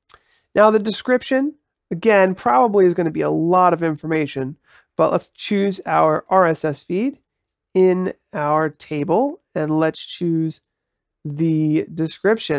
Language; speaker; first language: English; native; English